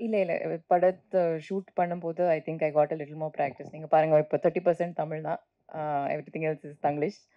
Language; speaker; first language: Tamil; non-native, learner; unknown